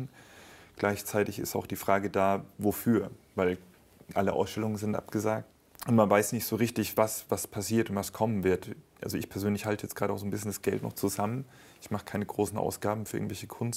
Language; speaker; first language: German; native; German